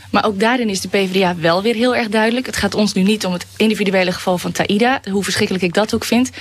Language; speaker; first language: Dutch; native; Dutch